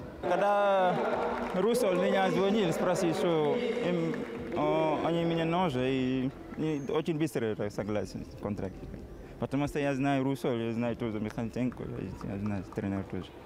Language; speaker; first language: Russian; non-native, learner; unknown